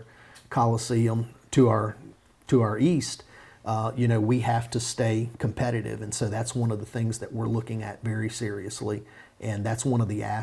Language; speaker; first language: English; native; English